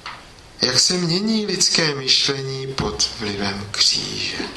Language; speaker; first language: Czech; native; Czech